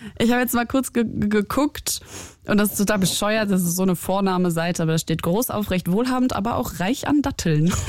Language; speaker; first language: German; early bilingual, other home language; Arabic